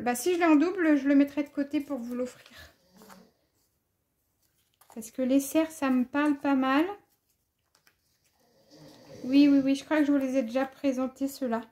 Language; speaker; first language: French; native; French